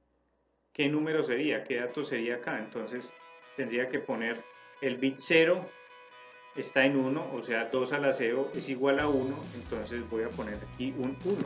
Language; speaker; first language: Spanish; native; Spanish